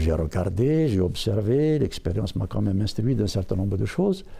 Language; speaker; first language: French; non-native, local second language; Berber languages